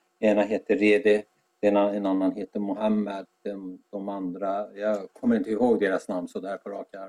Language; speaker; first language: Swedish; non-native, fluent; Azerbaijani